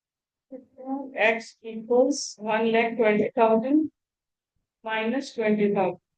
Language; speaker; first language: English; non-native, local second language; Hindi